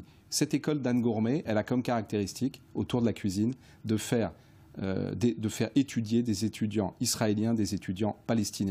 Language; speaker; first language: French; native; French